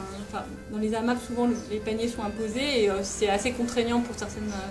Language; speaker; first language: French; native; French